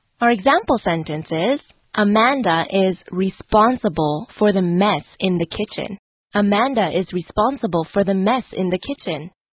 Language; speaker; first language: English; non-native, fluent; Chinese